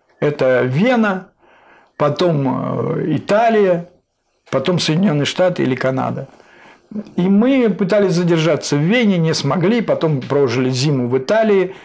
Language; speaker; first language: Russian; native; Russian